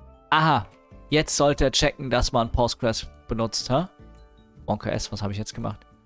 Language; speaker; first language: German; native; German